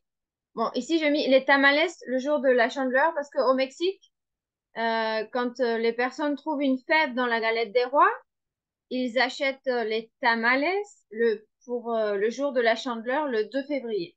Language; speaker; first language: French; non-native, fluent; Spanish